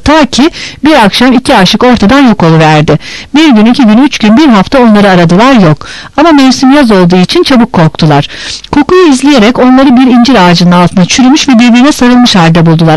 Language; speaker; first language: Turkish; native; Turkish